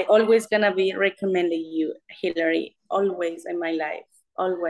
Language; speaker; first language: English; non-native, learner; Spanish